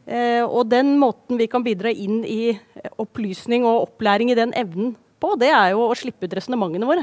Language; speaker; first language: Norwegian; native; Norwegian